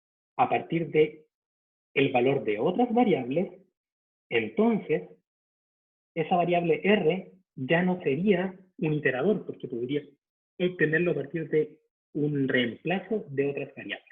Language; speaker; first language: Spanish; native; Spanish